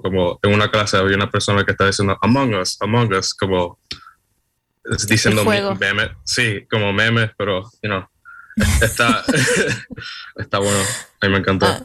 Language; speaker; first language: Spanish; early bilingual, heritage; Spanish